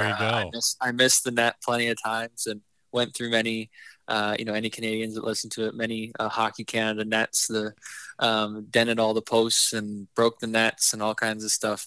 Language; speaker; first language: English; native; English